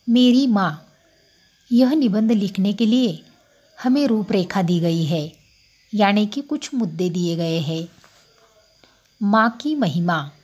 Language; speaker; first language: Hindi; non-native, local second language; Marathi